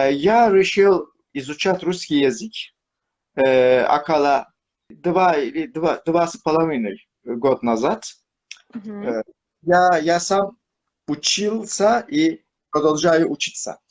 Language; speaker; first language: Russian; non-native, learner; Turkish